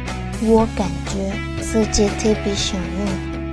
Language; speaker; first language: Chinese; non-native, local second language; Uyghur